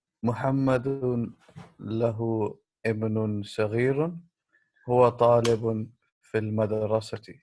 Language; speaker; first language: Arabic; non-native, learner; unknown